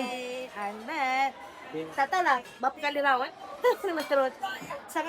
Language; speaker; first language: Malay; native; Malay